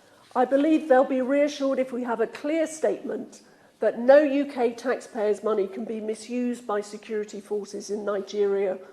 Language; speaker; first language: English; native; English